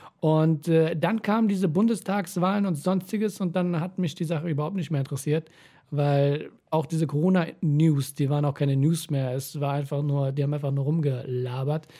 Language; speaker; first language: German; early bilingual, other home language; Persian